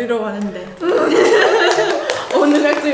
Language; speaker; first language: Korean; non-native, fluent; Thai